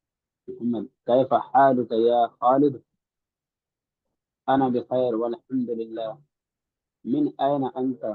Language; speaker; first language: Arabic; non-native, learner; Urdu